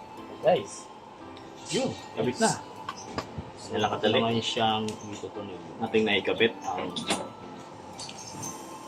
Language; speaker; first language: Filipino; native; Filipino